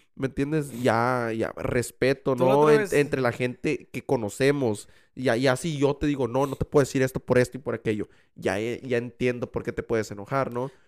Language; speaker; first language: Spanish; early bilingual, heritage; Spanish